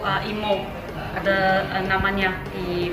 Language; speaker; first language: Indonesian; non-native, learner; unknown